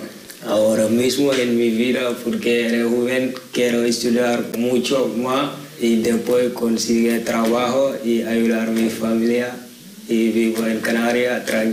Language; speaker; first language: Spanish; non-native, learner; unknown